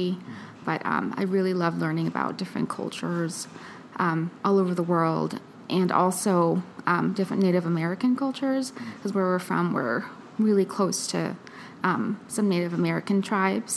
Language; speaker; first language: English; early bilingual, other home language; Filipino